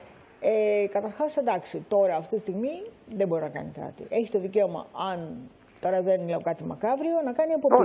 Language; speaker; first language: Greek; native; Greek